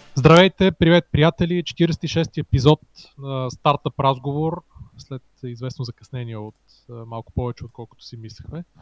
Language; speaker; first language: Bulgarian; native; Bulgarian